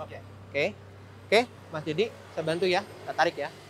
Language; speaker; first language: Indonesian; native; Indonesian